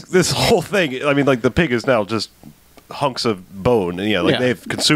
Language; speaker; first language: English; native; English